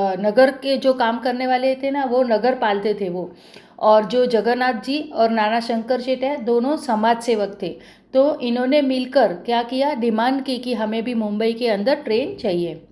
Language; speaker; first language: Hindi; non-native, local second language; Marathi